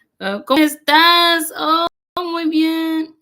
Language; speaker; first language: Spanish; non-native, learner; English